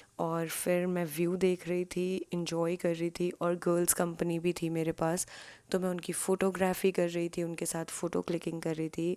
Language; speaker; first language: Hindi; native; Hindi